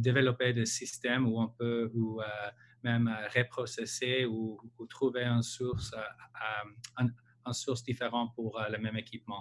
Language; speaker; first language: French; non-native, local second language; English